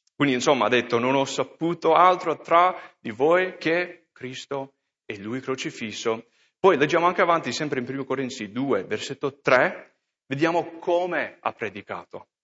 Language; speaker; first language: Italian; non-native, fluent; English